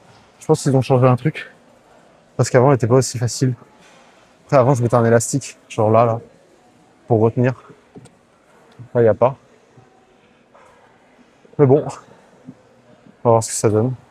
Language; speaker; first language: French; native; French